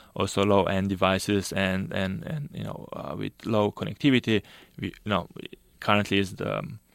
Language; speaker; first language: English; non-native, fluent; Slovenian